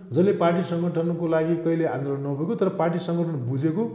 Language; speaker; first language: Nepali; native; Nepali